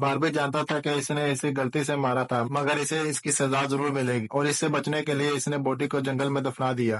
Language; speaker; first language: Hindi; native; Hindi